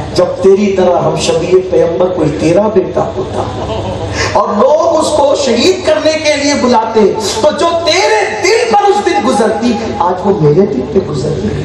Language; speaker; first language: Urdu; native; Urdu